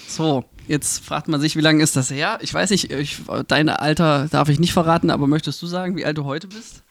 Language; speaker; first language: German; native; German